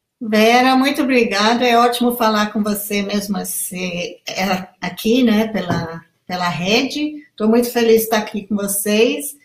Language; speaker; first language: Portuguese; non-native, fluent; English